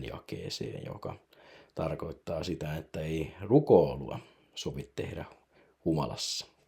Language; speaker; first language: Finnish; native; Finnish